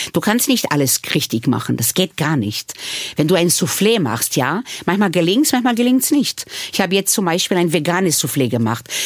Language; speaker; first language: German; early bilingual, other home language; Hebrew